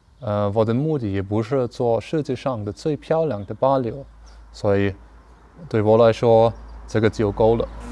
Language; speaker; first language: Chinese; non-native, learner; German